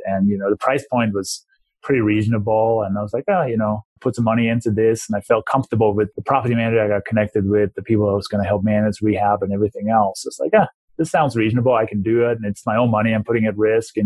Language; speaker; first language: English; non-native, fluent; Danish